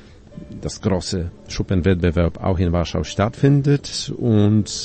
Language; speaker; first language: German; non-native, fluent; Polish